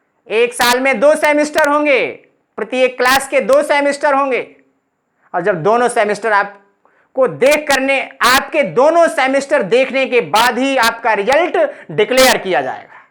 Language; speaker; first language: Hindi; native; Hindi